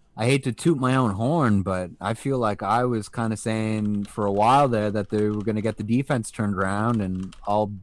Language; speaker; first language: English; native; English